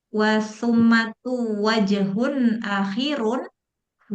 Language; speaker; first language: Arabic; non-native, learner; Indonesian